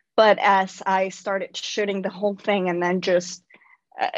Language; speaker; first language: English; non-native, fluent; Spanish